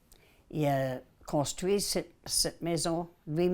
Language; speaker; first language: French; non-native, local second language; English